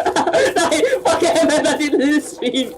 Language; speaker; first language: Danish; native; Danish